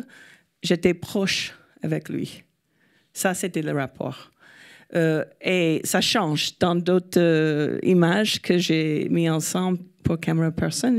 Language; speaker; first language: French; non-native, fluent; English